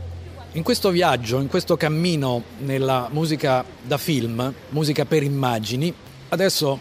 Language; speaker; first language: Italian; native; Italian